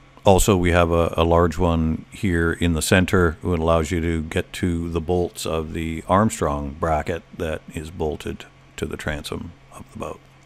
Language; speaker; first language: English; native; English